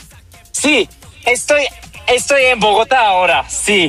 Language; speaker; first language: Spanish; non-native, learner; Japanese